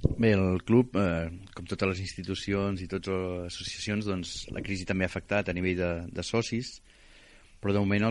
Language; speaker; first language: Catalan; native; Catalan